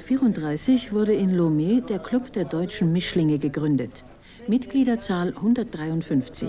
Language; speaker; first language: German; native; German